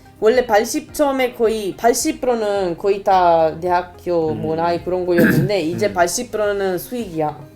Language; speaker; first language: Korean; non-native, fluent; Italian